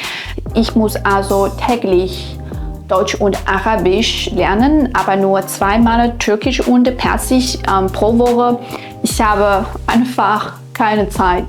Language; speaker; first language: German; non-native, fluent; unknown